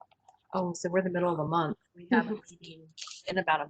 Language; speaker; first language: English; native; English